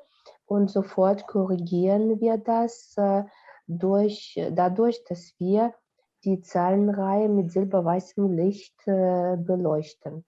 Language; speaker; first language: German; non-native, fluent; Russian